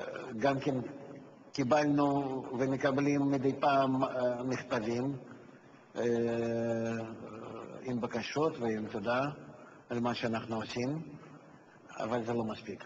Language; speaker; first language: Hebrew; non-native, fluent; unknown